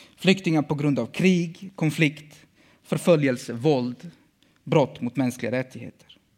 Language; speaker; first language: Swedish; early bilingual, other home language; Bosnian